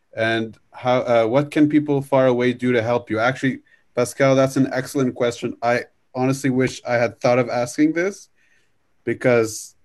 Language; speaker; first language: English; native; English